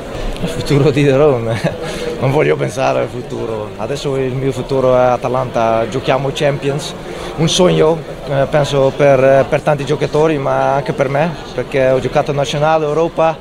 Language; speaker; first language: Italian; non-native, fluent; Dutch